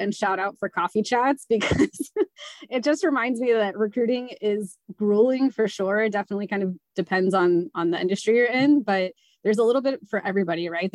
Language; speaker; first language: English; native; English